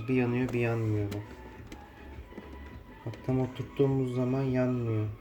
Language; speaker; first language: Turkish; native; Turkish